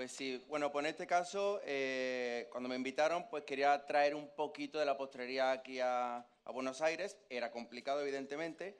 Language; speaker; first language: Spanish; native; Spanish